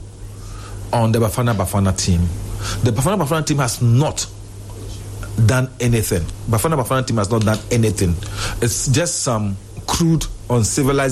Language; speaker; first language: English; non-native, local second language; Ga